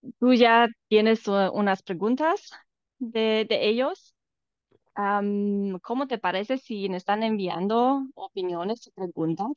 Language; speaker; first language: Spanish; non-native, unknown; Romanian